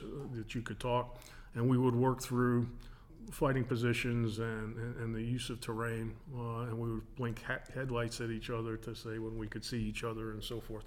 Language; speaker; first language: English; native; English